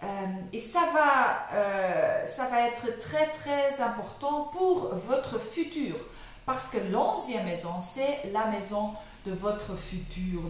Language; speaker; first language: French; non-native, local second language; Dutch